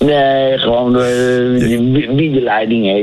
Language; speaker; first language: Dutch; native; Dutch